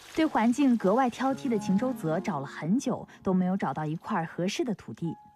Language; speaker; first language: Chinese; native; Chinese